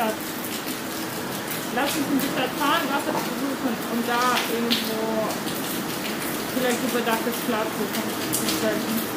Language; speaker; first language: German; non-native, fluent; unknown